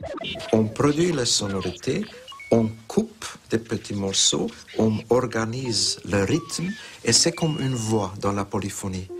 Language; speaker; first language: French; non-native, fluent; Hungarian